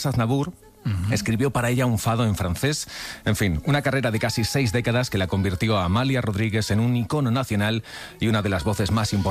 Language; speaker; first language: Spanish; native; Spanish